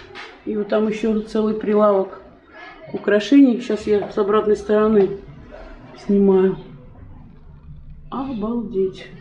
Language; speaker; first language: Russian; native; Russian